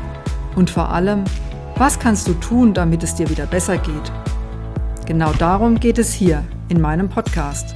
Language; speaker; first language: German; native; German